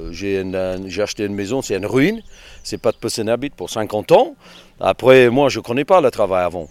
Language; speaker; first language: French; non-native, fluent; English